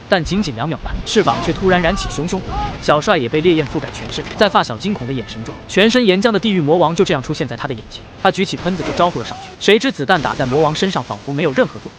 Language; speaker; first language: Chinese; native; Chinese